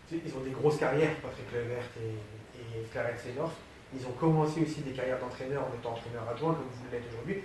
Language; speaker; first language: French; native; French